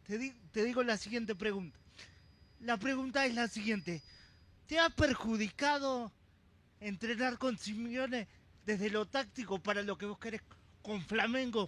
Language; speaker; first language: Spanish; native; Spanish